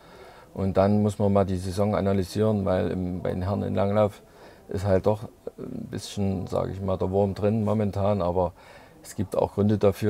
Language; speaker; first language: German; native; German